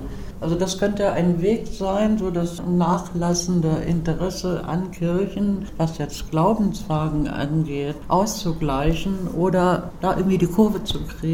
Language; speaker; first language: German; native; German